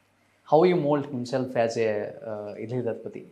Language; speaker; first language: Telugu; native; Telugu